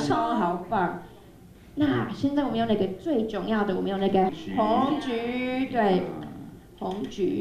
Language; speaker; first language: Chinese; non-native, fluent; English